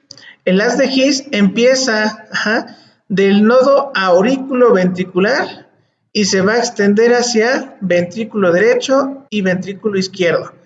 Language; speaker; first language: Spanish; native; Spanish